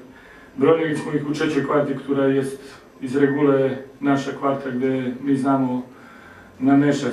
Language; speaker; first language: Polish; non-native, learner; Serbian